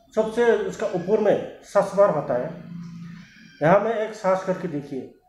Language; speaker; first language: Hindi; non-native, local second language; Bodo